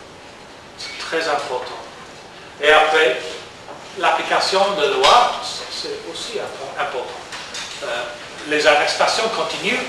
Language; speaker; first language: French; non-native, learner; English